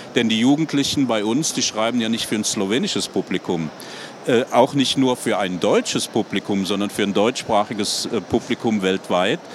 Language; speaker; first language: German; native; German